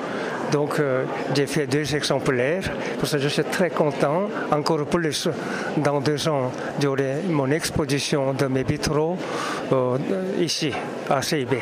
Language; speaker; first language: French; non-native, fluent; Korean